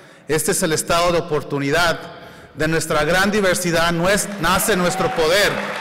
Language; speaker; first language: Spanish; early bilingual, heritage; Spanish